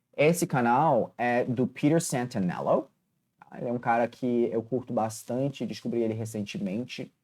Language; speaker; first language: Portuguese; native; Portuguese